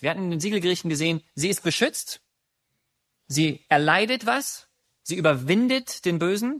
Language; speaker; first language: German; native; German